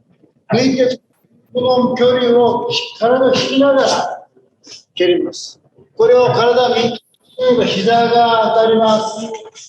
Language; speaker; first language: Japanese; native; Japanese